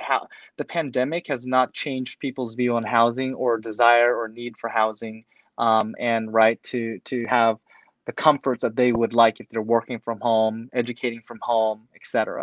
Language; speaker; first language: English; native; English